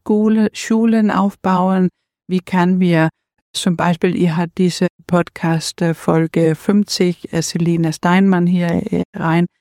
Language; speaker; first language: German; non-native, learner; Danish